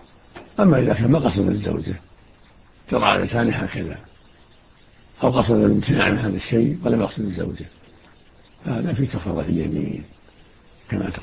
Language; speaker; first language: Arabic; native; Arabic